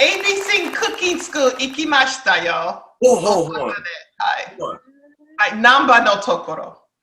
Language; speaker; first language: Japanese; non-native, learner; English